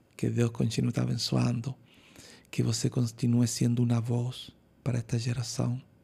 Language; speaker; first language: Portuguese; non-native, fluent; Spanish